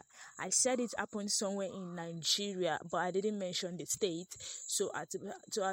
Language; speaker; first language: English; non-native, local second language; Yoruba